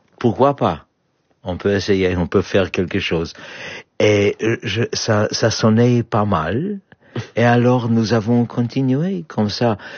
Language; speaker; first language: French; non-native, fluent; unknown